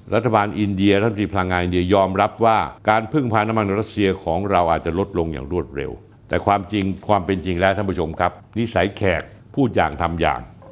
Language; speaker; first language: Thai; native; Thai